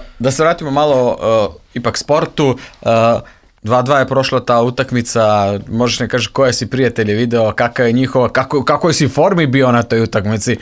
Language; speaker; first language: Serbian; native; Serbian